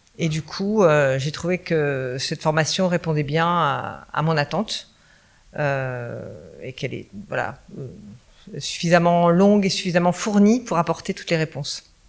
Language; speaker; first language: French; native; French